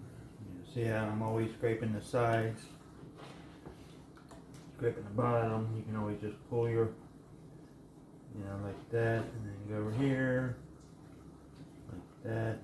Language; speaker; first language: English; native; English